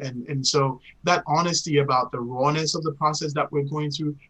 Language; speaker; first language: English; non-native, local second language; Akan